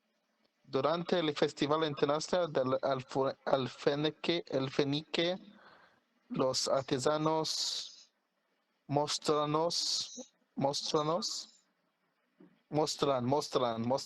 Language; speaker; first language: Spanish; non-native, learner; English